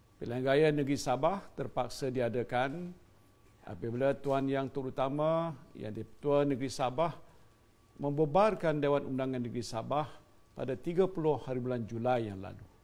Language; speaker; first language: Malay; native; Malay